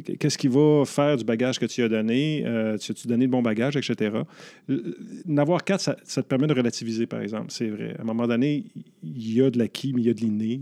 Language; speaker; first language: French; native; French